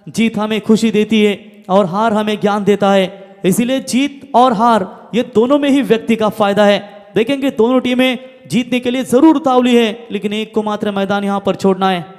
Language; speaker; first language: Hindi; non-native, local second language; Marathi